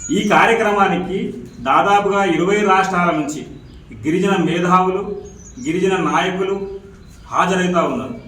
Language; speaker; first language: Telugu; non-native, local second language; Lambadi